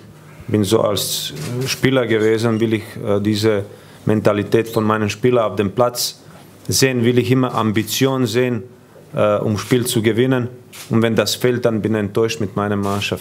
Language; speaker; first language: German; non-native, fluent; Croatian